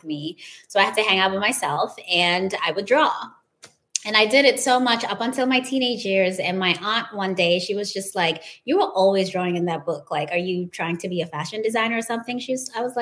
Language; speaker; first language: English; non-native, local second language; Wolof